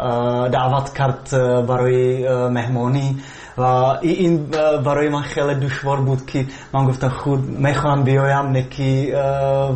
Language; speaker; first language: Persian; non-native, fluent; Czech